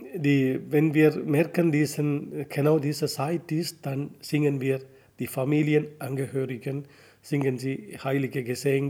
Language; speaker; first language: German; non-native, learner; Tamil